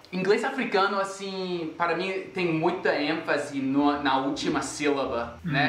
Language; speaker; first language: Portuguese; non-native, fluent; English